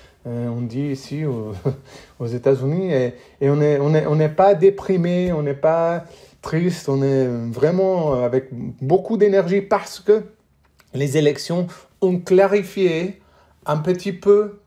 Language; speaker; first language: French; non-native, fluent; English